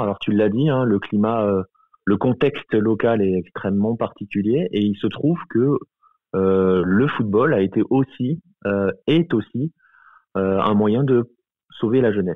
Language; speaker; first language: French; native; French